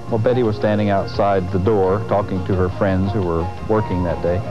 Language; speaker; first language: English; native; English